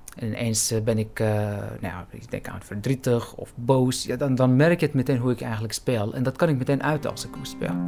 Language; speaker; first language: Dutch; non-native, fluent; Arabic